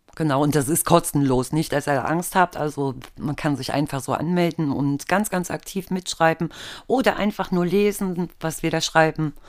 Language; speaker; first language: German; native; German